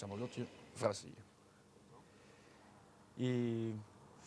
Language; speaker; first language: Russian; non-native, learner; Dutch